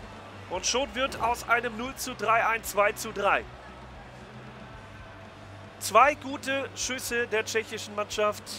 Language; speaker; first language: German; native; German